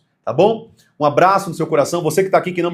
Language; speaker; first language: Portuguese; native; Portuguese